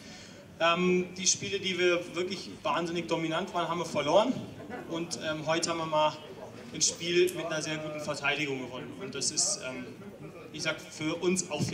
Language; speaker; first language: German; native; German